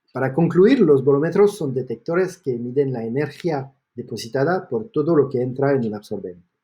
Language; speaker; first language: Spanish; non-native, fluent; French